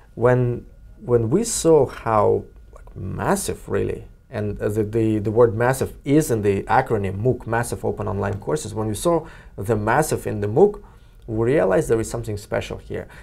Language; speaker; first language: English; non-native, fluent; Russian